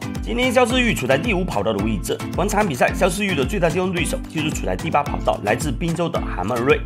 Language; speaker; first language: Chinese; native; Chinese